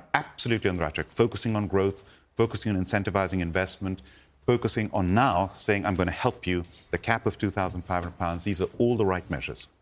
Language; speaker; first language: English; non-native, local second language; Gujarati